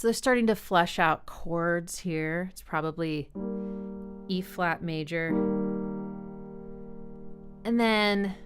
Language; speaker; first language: English; native; English